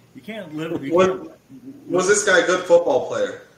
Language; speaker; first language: English; native; English